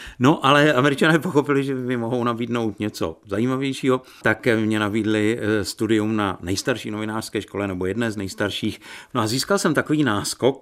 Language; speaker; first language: Czech; native; Czech